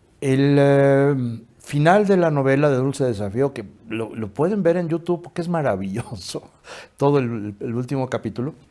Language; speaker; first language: Spanish; native; Spanish